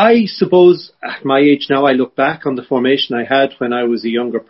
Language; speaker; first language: English; native; English